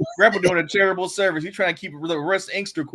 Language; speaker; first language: English; native; English